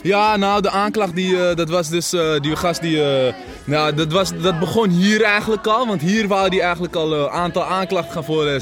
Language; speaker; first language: Dutch; native; Dutch